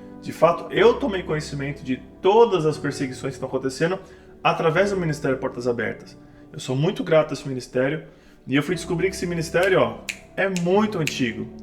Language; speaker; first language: Portuguese; native; Portuguese